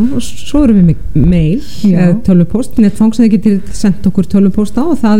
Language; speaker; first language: Icelandic; native; Icelandic